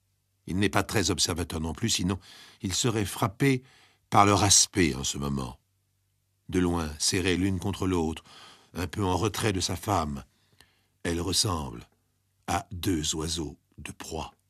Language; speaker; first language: French; native; French